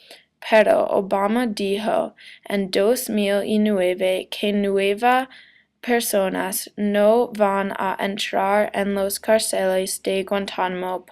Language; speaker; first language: Spanish; non-native, learner; English